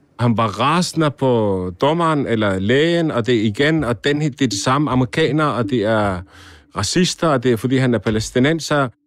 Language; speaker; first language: Danish; early bilingual, other home language; Arabic